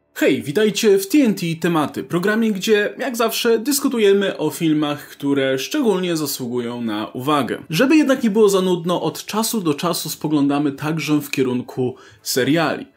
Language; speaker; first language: Polish; native; Polish